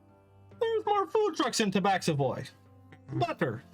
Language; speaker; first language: English; native; English